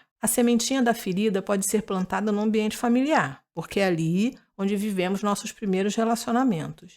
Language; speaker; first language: Portuguese; native; Portuguese